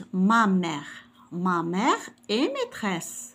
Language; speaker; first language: French; non-native, local second language; Arabic